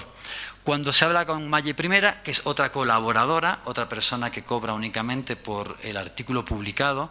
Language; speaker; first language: Spanish; native; Spanish